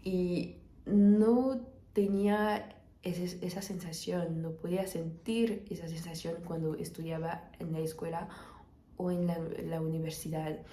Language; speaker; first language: Spanish; non-native, fluent; French